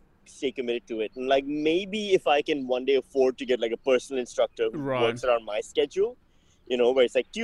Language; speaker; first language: English; non-native, local second language; Urdu